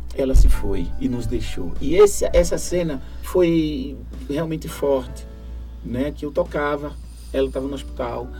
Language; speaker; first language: Portuguese; native; Portuguese